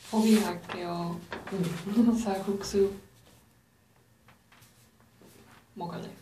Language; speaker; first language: Korean; non-native, learner; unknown